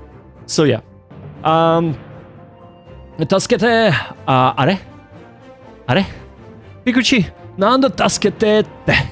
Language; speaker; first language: Japanese; non-native, learner; English